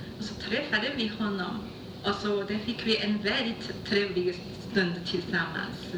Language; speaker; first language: Swedish; non-native, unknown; Chinese